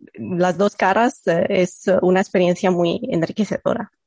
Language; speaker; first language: Spanish; non-native, fluent; Arabic